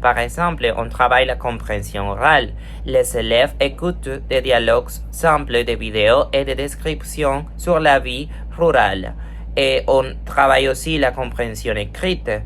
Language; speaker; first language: French; non-native, fluent; Spanish